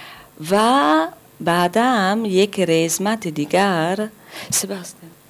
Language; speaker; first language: Persian; non-native, learner; German